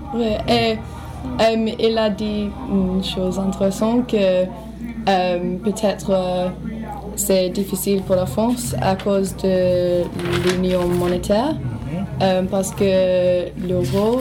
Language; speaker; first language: French; non-native, learner; English